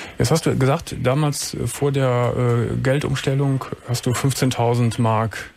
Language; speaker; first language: German; native; German